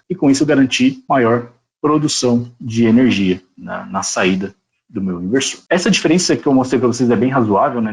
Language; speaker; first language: Portuguese; native; Portuguese